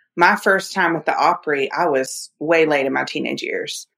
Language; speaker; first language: English; native; English